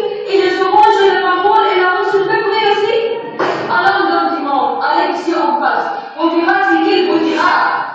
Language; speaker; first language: French; non-native, learner; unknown